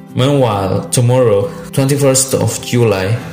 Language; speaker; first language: English; non-native, learner; Indonesian